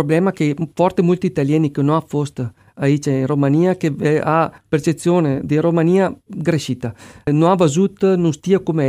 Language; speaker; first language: Romanian; non-native, learner; Italian